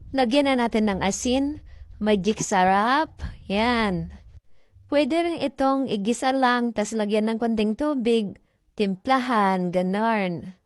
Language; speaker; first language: Filipino; non-native, local second language; Bikol